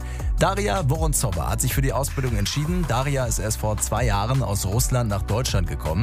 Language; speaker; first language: German; native; German